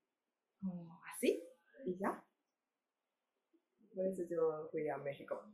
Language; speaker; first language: Spanish; non-native, learner; Japanese